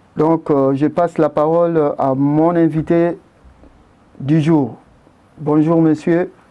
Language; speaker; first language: French; non-native, local second language; Lingala